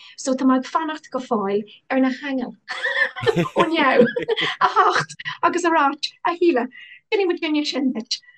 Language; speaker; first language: Irish; non-native, local second language; English